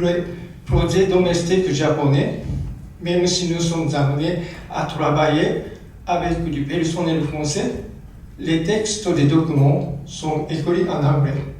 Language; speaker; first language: French; non-native, learner; Japanese